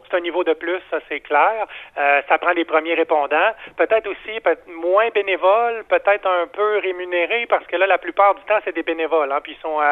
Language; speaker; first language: French; native; French